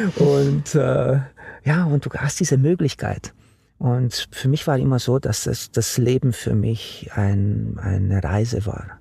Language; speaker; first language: German; non-native, fluent; Romanian